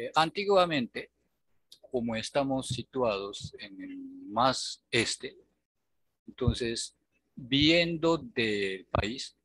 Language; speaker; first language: Spanish; non-native, fluent; Japanese